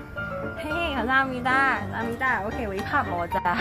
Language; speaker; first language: Korean; non-native, learner; Cantonese